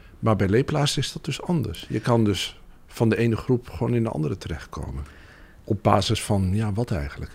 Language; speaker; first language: Dutch; native; Dutch